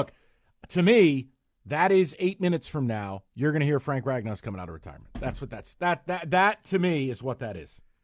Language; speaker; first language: English; native; English